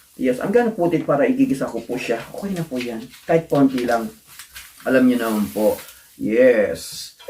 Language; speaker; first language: Filipino; non-native, local second language; Pampanga